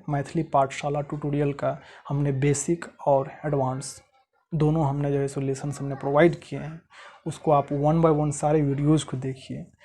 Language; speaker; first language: Hindi; non-native, local second language; Maithili